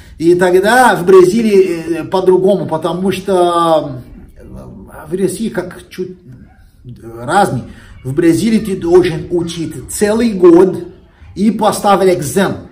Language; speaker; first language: Russian; non-native, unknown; Portuguese